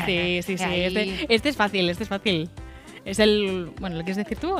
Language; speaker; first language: Spanish; native; Spanish